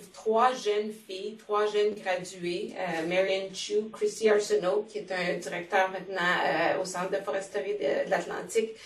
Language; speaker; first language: French; native; French